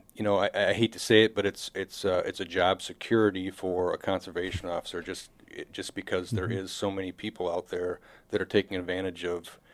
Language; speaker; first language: English; native; English